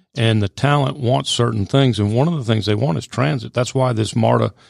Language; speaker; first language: English; native; English